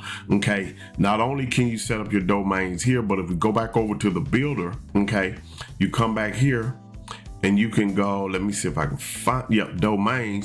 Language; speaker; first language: English; native; English